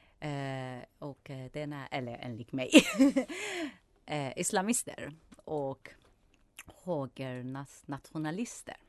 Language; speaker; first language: Swedish; non-native, fluent; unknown